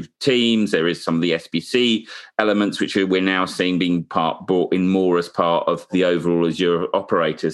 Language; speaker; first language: English; native; English